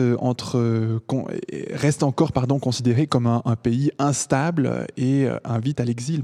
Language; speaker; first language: French; native; French